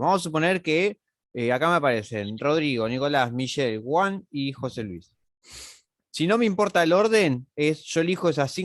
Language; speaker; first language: Spanish; native; Spanish